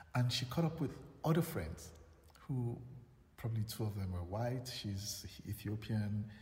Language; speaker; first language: English; non-native, local second language; Yoruba